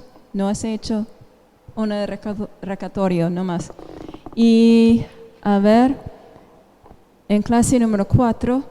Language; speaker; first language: Spanish; non-native, fluent; English